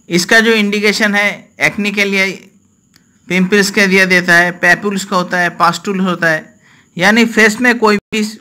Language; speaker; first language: Hindi; non-native, local second language; Bangla